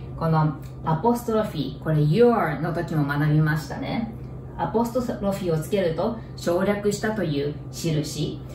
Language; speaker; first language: Japanese; native; Japanese